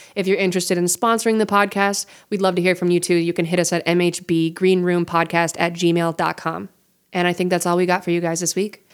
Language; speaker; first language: English; native; English